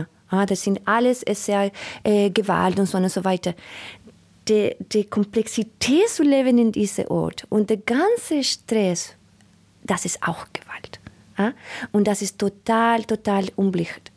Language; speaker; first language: German; non-native, learner; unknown